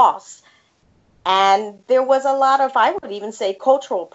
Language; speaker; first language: English; native; English